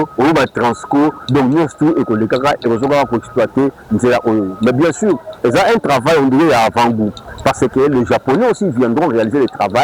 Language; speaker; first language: French; non-native, local second language; Lingala